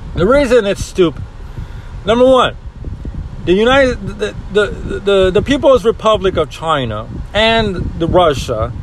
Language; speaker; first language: English; early bilingual, other home language; Spanish